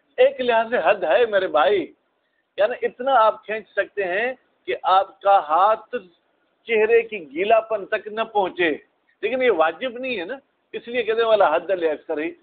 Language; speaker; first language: Urdu; non-native, local second language; Sindhi